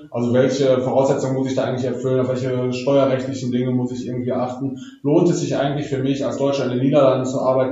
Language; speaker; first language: German; native; German